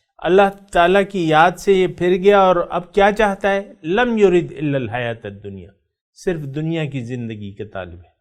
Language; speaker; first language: Urdu; non-native, local second language; Pashto